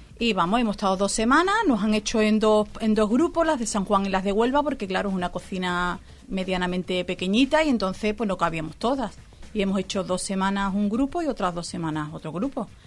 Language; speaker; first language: Spanish; native; Spanish